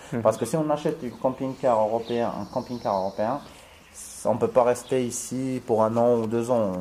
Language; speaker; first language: French; non-native, local second language; Arabic